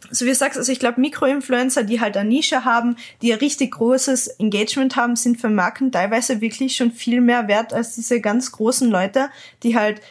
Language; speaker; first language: German; native; German